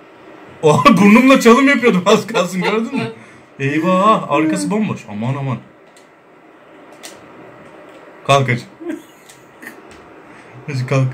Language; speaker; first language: Turkish; native; Turkish